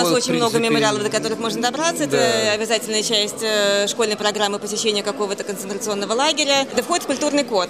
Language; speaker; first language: Russian; non-native, fluent; German